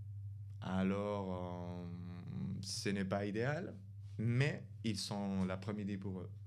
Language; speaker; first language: French; non-native, fluent; Spanish